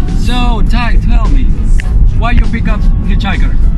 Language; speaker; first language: English; non-native, fluent; Spanish